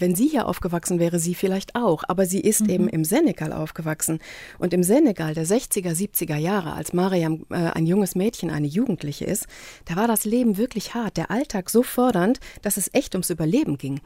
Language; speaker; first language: German; native; German